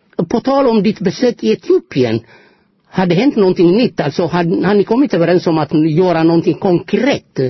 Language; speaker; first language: Swedish; non-native, fluent; Amharic